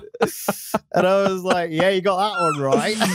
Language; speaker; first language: English; native; English